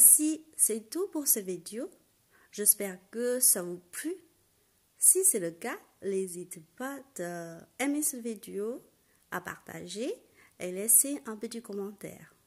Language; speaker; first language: French; non-native, fluent; Chinese